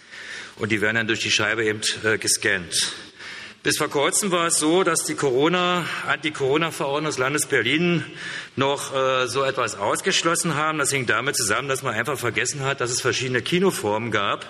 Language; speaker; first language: German; native; German